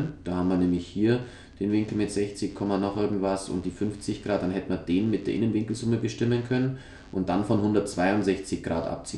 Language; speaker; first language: German; native; German